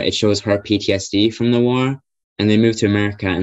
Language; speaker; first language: English; native; English